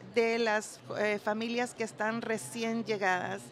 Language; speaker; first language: Spanish; native; Spanish